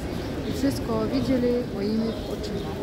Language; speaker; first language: Polish; non-native, learner; Ukrainian